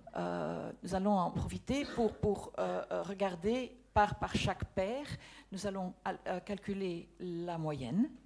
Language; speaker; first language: French; non-native, local second language; Dutch